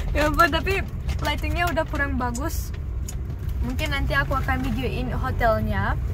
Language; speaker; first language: Indonesian; non-native, fluent; Russian